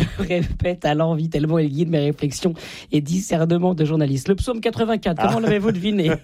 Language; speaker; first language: French; native; French